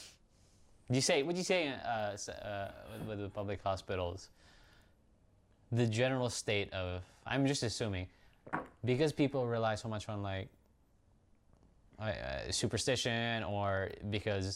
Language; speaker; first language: English; non-native, local second language; Hiligaynon